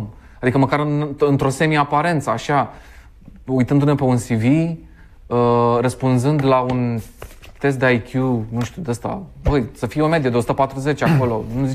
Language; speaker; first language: Romanian; native; Romanian